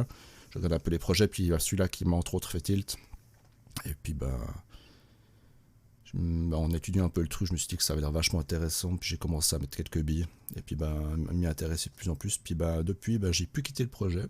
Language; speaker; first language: French; native; French